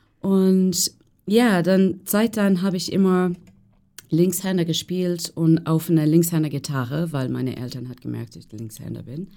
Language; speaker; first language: German; non-native, learner; English